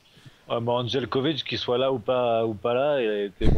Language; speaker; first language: French; native; French